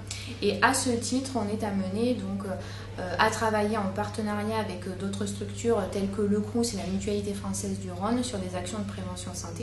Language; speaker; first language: French; native; French